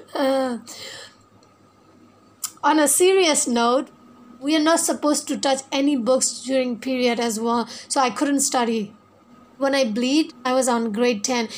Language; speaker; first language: English; non-native, fluent; Burmese